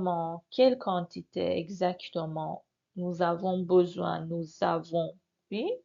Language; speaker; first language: French; non-native, fluent; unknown